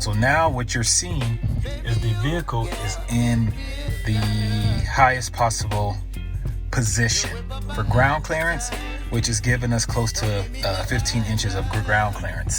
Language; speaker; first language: English; native; English